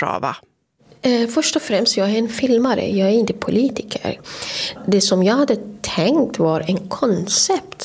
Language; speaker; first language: Swedish; non-native, fluent; Kurdish